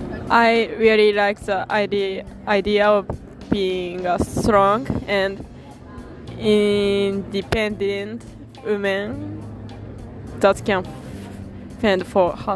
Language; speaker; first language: English; non-native, learner; Japanese